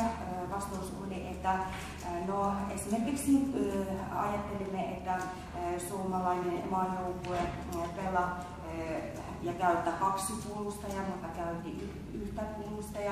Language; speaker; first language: Finnish; non-native, fluent; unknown